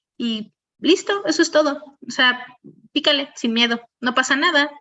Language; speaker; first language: Spanish; native; Spanish